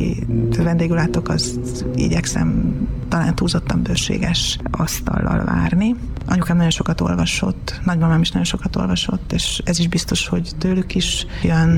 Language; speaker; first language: Hungarian; native; Hungarian